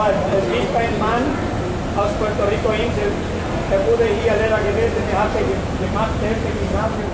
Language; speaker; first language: German; non-native, learner; Spanish